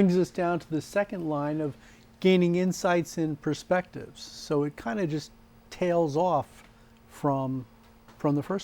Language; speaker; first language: English; native; English